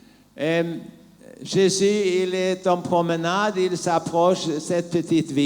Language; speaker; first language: French; non-native, learner; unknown